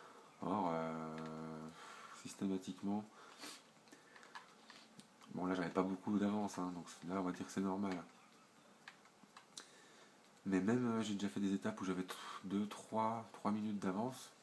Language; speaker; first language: French; native; French